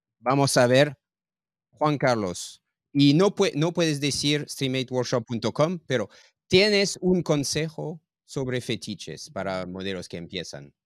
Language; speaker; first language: Spanish; non-native, fluent; English